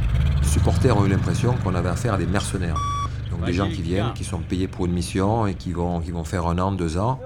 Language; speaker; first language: French; native; French